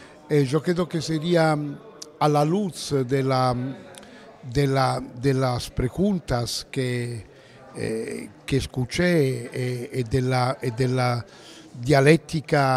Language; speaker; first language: Spanish; non-native, fluent; Italian